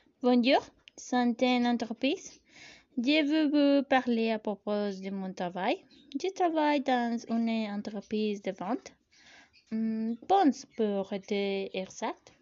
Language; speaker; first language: French; non-native, learner; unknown